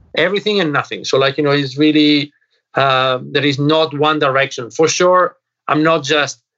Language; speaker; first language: English; non-native, fluent; Italian